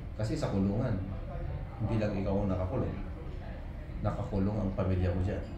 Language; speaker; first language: Filipino; non-native, local second language; Iloko